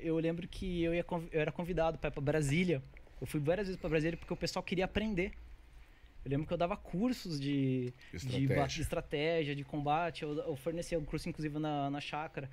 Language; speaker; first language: Portuguese; native; Portuguese